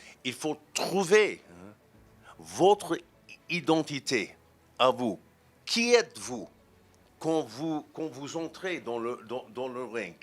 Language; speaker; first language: French; non-native, fluent; English